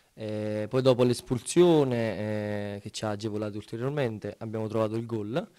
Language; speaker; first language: Italian; native; Italian